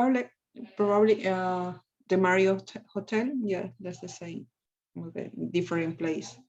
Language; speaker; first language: English; non-native, learner; Spanish